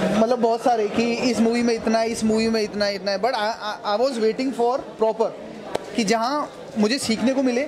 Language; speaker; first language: Hindi; native; Hindi